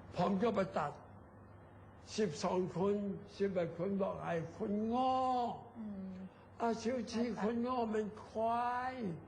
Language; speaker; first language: Thai; non-native, learner; Chinese